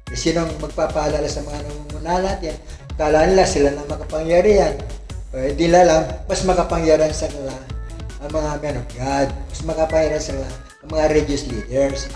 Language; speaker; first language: Filipino; native; Filipino